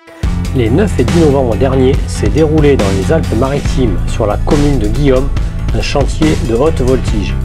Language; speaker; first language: French; native; French